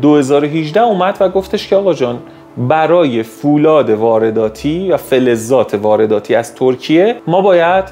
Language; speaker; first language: Persian; native; Persian